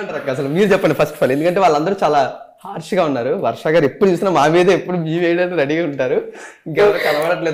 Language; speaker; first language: Telugu; native; Telugu